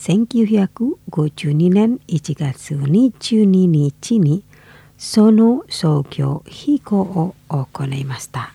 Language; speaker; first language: Japanese; non-native, fluent; Indonesian